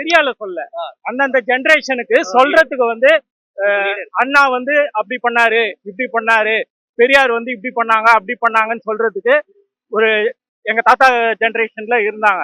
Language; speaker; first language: Tamil; non-native, local second language; Telugu